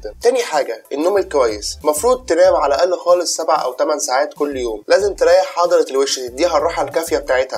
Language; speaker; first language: Arabic; native; Arabic